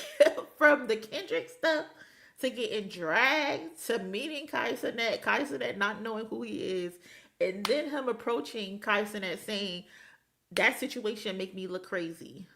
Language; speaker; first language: English; native; English